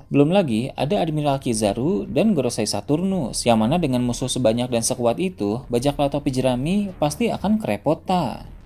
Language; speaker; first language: Indonesian; native; Indonesian